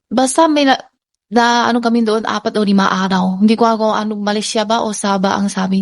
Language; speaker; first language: Filipino; non-native, learner; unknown